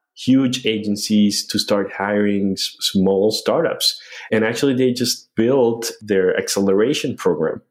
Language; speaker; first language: English; non-native, fluent; Spanish